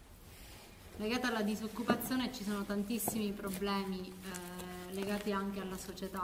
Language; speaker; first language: Italian; native; Italian